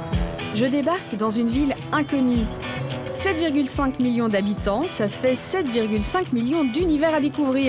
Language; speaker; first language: French; native; French